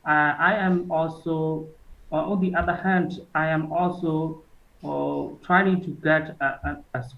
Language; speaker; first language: English; non-native, learner; Burmese